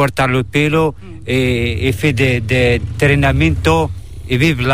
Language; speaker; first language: Spanish; non-native, learner; Arabic